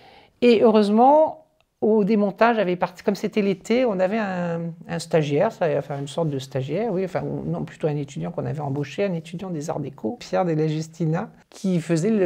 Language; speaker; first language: French; native; French